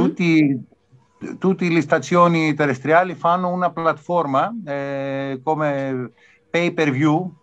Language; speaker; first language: Italian; non-native, learner; Greek